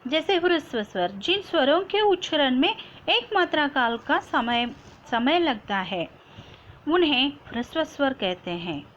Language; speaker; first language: Hindi; non-native, local second language; Kannada